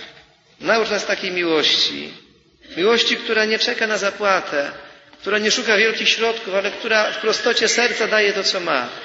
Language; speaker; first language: Polish; native; Polish